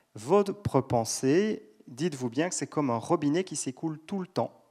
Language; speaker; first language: French; native; French